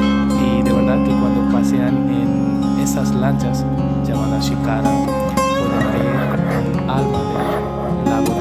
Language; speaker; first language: Spanish; non-native, learner; Hindi